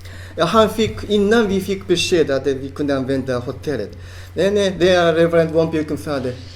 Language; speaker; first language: Swedish; non-native, fluent; Japanese